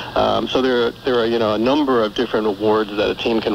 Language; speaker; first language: English; native; English